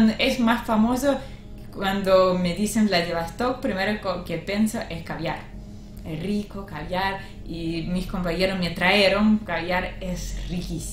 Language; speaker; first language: Spanish; non-native, learner; Russian